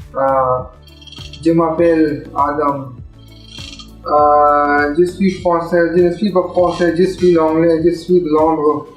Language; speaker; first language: French; non-native, learner; English